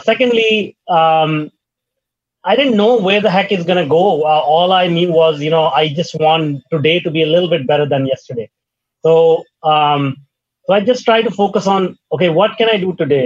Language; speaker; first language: English; non-native, local second language; Hindi